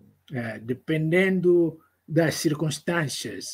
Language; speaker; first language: Portuguese; non-native, local second language; Kongo